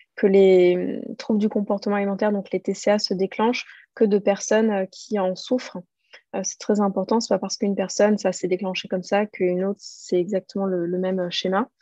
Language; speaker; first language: French; native; French